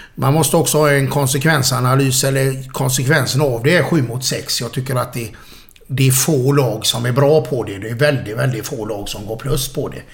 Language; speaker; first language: Swedish; native; Swedish